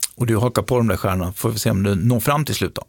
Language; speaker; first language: Swedish; native; Swedish